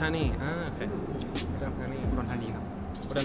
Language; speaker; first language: Thai; non-native, learner; English